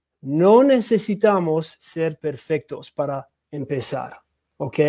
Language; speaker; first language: Spanish; non-native, learner; English